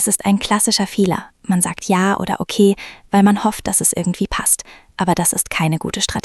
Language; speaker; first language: German; non-native, fluent; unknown